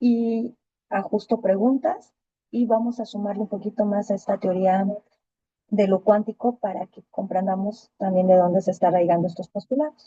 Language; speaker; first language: Spanish; native; Spanish